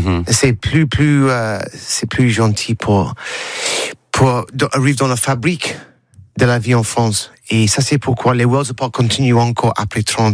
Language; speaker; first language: French; non-native, learner; English